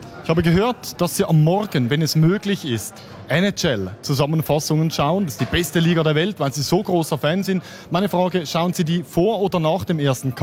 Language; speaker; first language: German; native; German